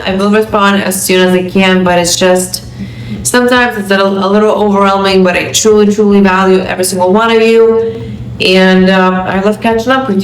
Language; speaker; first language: English; non-native, fluent; Lithuanian